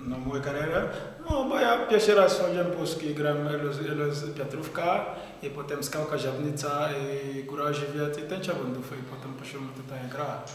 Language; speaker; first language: Polish; non-native, learner; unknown